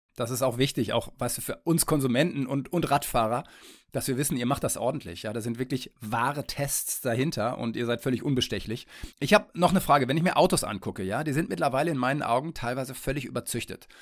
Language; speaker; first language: German; native; German